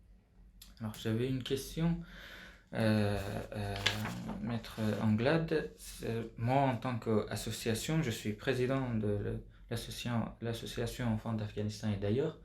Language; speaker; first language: French; non-native, fluent; Persian